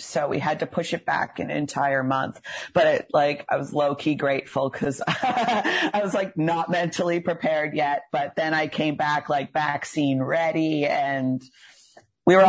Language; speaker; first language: English; native; English